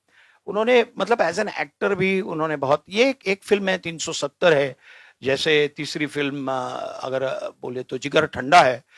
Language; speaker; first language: Hindi; native; Hindi